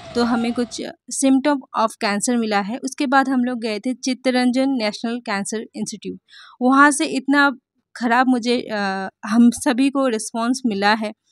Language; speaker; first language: Hindi; non-native, local second language; Bangla